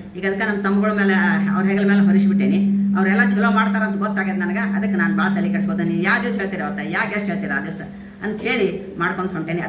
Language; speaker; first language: Kannada; native; Kannada